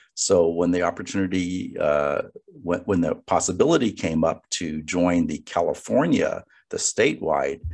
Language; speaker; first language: English; native; English